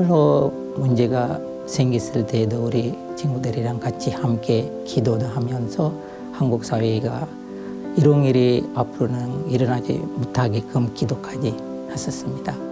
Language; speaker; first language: Korean; non-native, fluent; Sinhala